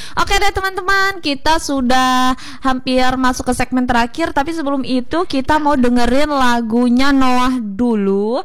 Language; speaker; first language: Indonesian; non-native, local second language; Javanese